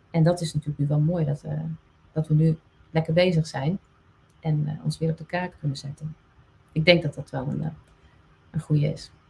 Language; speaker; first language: Dutch; non-native, local second language; Western Frisian